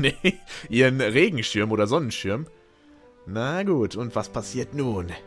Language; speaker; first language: German; native; German